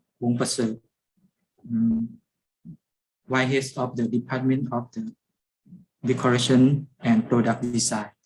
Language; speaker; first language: English; non-native, fluent; Lao